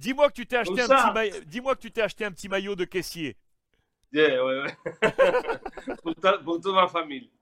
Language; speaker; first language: French; native; French